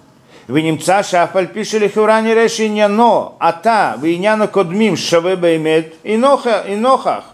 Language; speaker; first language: Hebrew; non-native, fluent; Russian